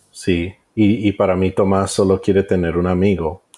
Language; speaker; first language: Spanish; early bilingual, heritage; Spanish